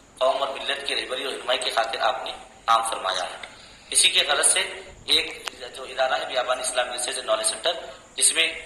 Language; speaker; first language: Urdu; native; Urdu